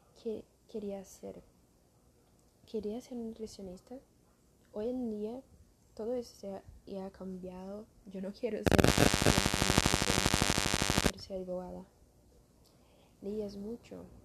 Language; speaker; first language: Spanish; non-native, learner; Portuguese